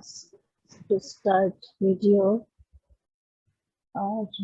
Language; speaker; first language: Hindi; native; Hindi